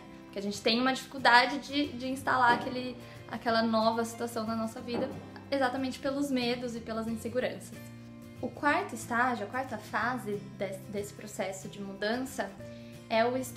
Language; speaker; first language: Portuguese; native; Portuguese